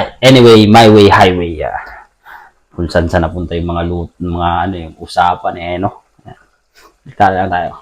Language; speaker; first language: Filipino; native; Filipino